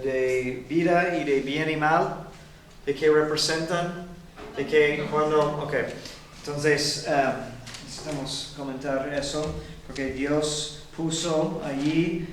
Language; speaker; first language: Spanish; non-native, fluent; English